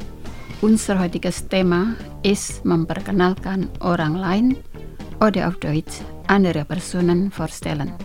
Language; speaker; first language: German; non-native, fluent; Indonesian